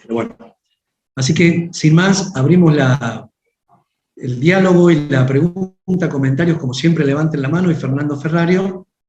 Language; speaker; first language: Spanish; native; Spanish